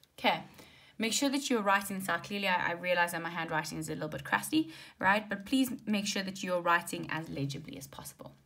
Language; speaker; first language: English; native; English